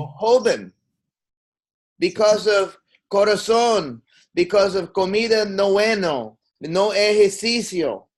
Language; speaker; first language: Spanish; non-native, learner; English